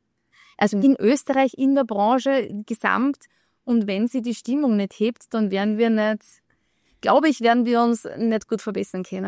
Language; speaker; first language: German; native; German